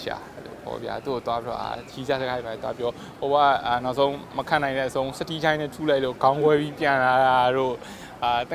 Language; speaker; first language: Burmese; native; Burmese